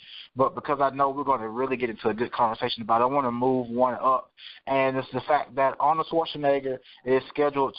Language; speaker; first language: English; native; English